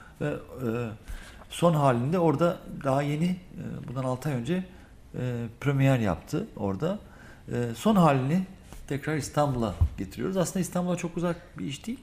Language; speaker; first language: Turkish; native; Turkish